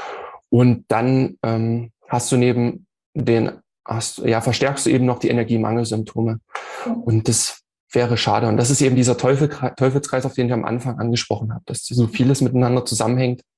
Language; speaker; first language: German; native; German